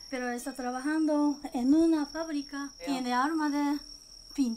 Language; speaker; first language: Spanish; non-native, learner; Japanese